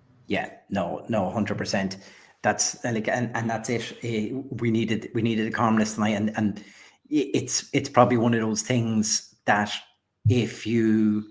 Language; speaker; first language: English; native; English